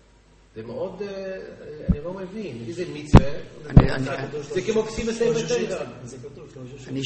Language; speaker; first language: Hebrew; non-native, learner; English